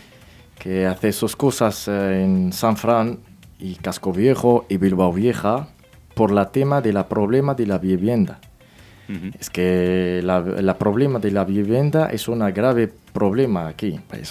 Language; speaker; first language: Spanish; non-native, learner; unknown